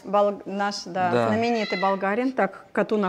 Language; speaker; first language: Russian; native; Russian